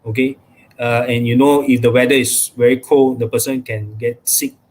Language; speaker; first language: English; non-native, local second language; Malay